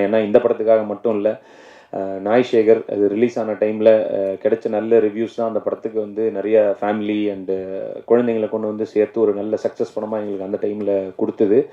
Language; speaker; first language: Tamil; native; Tamil